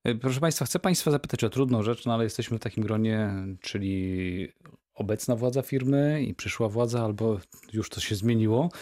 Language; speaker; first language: Polish; native; Polish